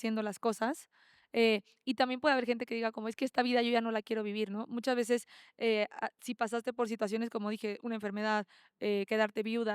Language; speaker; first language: Spanish; native; Spanish